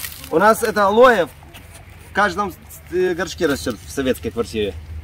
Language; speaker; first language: Russian; native; Russian